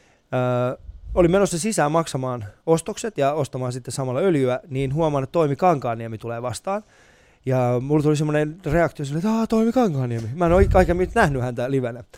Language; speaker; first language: Finnish; early bilingual, other home language; Persian